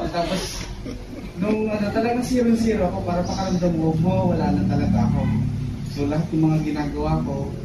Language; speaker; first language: Filipino; native; Filipino